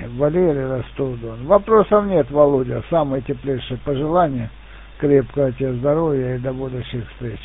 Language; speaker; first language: Russian; native; Russian